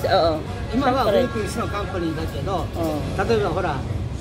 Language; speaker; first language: Japanese; non-native, learner; Filipino